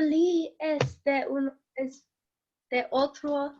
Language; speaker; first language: Spanish; non-native, learner; English